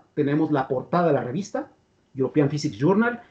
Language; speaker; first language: Spanish; native; Spanish